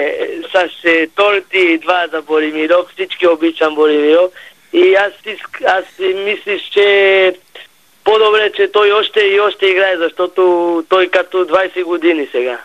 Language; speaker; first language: Bulgarian; non-native, learner; Hebrew